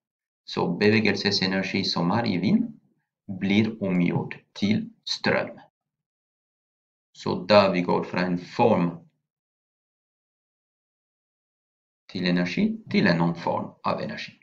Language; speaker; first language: Norwegian; non-native, fluent; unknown